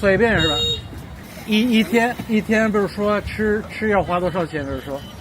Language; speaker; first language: Chinese; non-native, fluent; Portuguese